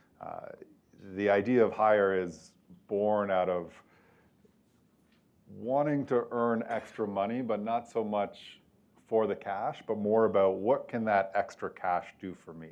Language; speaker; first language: English; native; English